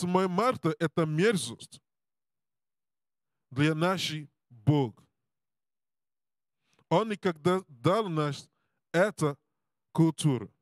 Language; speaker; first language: Russian; non-native, learner; English